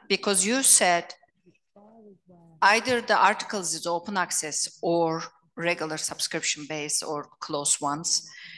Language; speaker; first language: English; non-native, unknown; Turkish